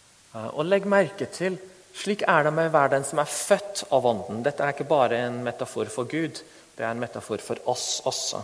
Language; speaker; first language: Norwegian; non-native, fluent; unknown